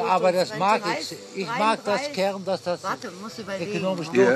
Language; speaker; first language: German; non-native, learner; Dutch